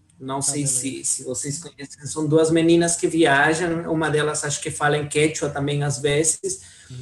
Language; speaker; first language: Portuguese; non-native, fluent; Spanish